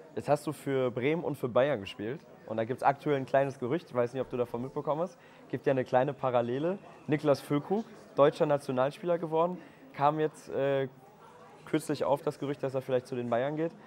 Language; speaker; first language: German; native; German